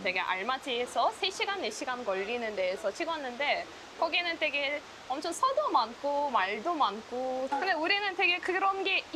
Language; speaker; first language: Korean; non-native, fluent; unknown